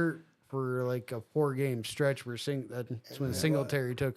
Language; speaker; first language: English; native; English